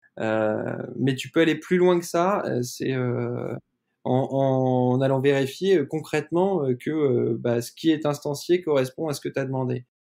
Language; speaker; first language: French; native; French